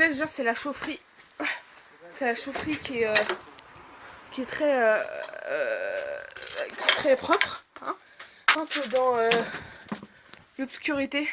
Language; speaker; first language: French; native; French